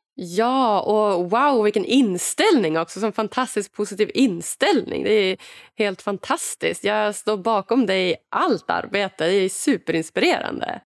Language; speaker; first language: Swedish; native; Swedish